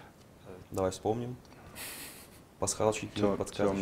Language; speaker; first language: Russian; native; Russian